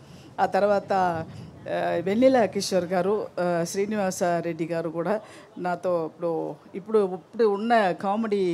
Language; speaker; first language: Telugu; non-native, fluent; Tamil